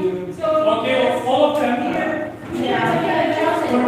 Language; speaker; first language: English; non-native, fluent; Turkish